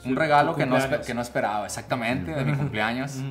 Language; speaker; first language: Spanish; native; Spanish